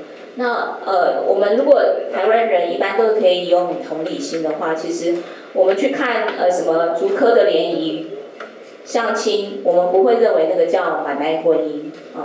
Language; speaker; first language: Chinese; native; Chinese